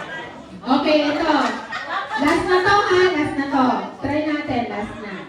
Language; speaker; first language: Filipino; native; Filipino